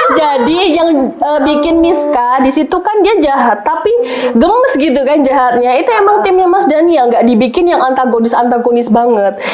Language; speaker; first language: Indonesian; non-native, local second language; Javanese